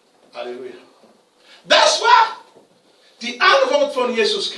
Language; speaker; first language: German; non-native, learner; Romanian